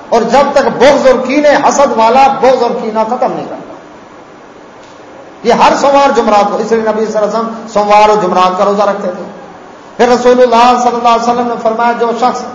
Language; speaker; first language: Urdu; non-native, local second language; Saraiki